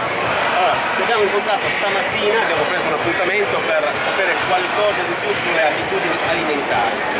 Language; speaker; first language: Italian; native; Italian